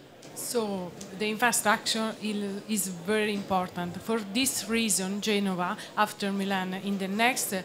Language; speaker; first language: English; non-native, learner; Italian